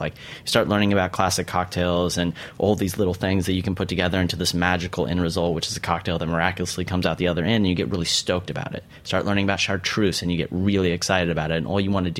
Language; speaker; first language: English; native; English